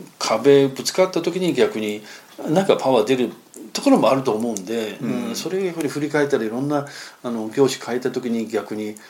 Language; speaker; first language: Japanese; non-native, fluent; Chinese